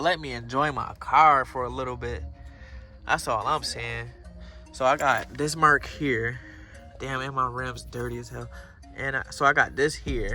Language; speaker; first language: English; native; English